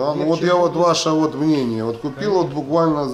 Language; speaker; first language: Russian; native; Russian